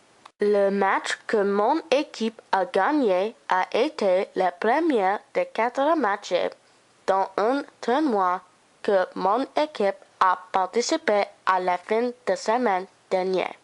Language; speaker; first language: French; non-native, learner; English